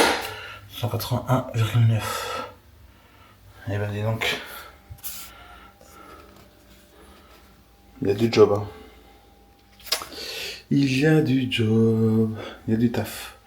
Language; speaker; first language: French; native; French